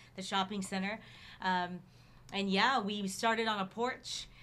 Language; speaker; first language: English; native; English